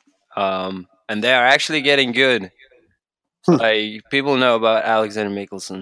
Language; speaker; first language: English; non-native, fluent; Norwegian